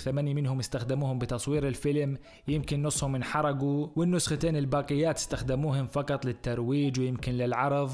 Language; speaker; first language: Arabic; native; Arabic